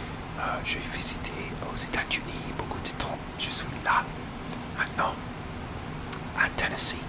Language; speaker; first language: French; non-native, learner; English